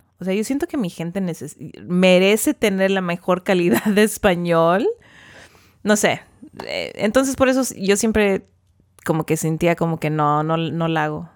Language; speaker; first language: Spanish; early bilingual, heritage; Spanish